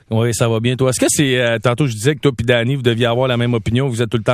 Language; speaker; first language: French; native; French